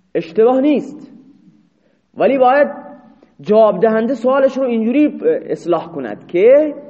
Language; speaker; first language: Persian; non-native, local second language; Baluchi